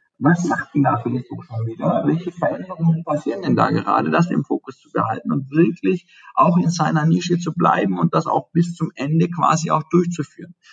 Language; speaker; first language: German; early bilingual, other home language; Turkish